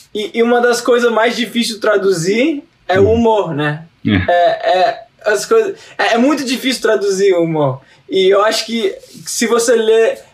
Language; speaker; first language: Portuguese; early bilingual, heritage; Portuguese